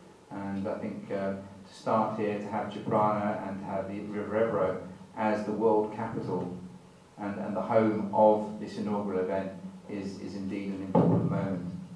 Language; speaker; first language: English; native; English